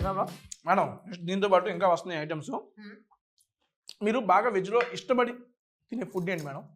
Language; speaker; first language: Telugu; native; Telugu